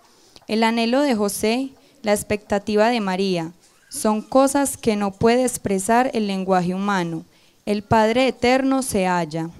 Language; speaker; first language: Spanish; native; Spanish